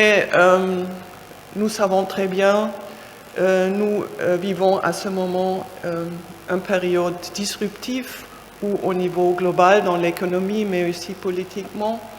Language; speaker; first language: French; non-native, fluent; German